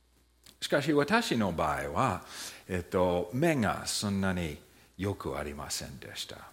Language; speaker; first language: Japanese; early bilingual, heritage; Japanese